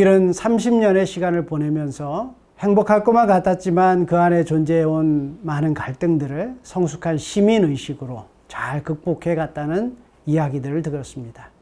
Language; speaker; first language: Korean; native; Korean